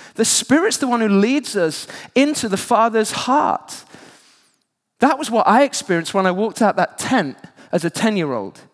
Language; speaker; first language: English; native; English